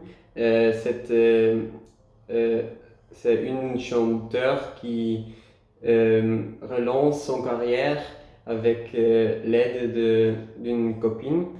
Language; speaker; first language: French; non-native, learner; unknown